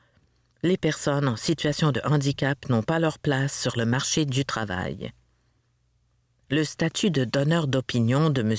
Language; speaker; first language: French; native; French